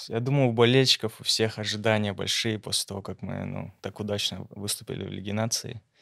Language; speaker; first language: Russian; native; Russian